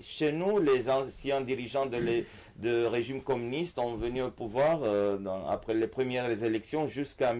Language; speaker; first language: French; non-native, fluent; Romanian